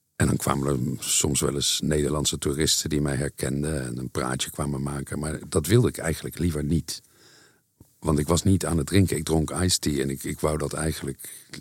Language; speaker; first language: Dutch; native; Dutch